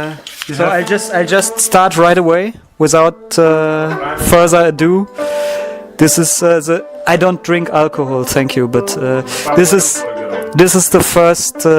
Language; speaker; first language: English; non-native, fluent; German